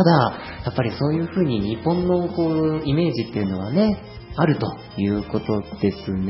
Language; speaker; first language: Japanese; native; Japanese